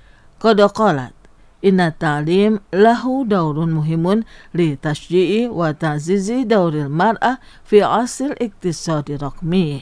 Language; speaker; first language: Arabic; non-native, fluent; Indonesian